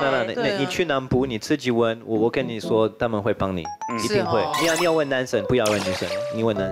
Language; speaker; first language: Chinese; non-native, fluent; French